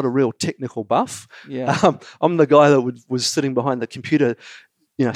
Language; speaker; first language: English; native; English